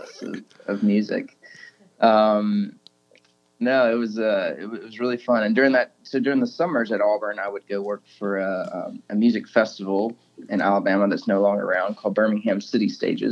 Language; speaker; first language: English; native; English